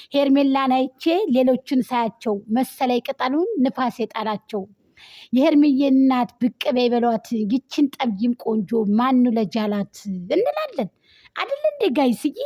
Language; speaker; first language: Amharic; native; Amharic